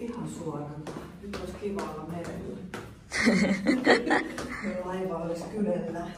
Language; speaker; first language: Finnish; native; Finnish